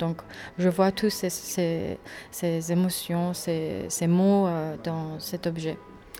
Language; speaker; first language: French; non-native, fluent; Persian